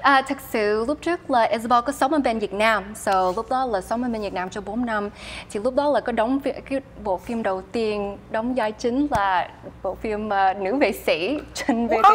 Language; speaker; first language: Vietnamese; early bilingual, heritage; Vietnamese